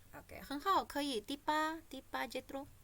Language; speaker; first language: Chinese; non-native, fluent; Indonesian